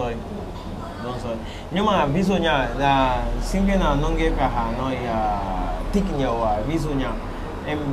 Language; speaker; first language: Vietnamese; non-native, learner; Portuguese